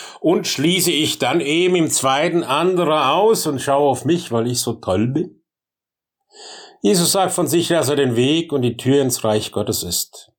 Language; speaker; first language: German; native; German